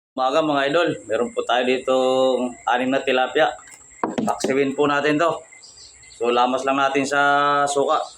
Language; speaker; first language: Filipino; non-native, local second language; Masbatenyo